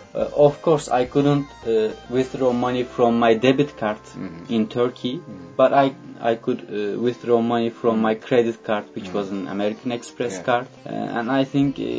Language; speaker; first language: English; non-native, fluent; Turkish